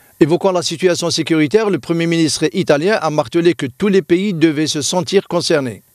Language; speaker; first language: French; non-native, local second language; Arabic